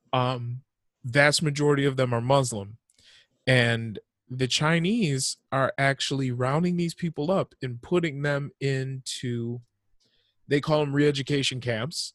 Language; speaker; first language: English; native; English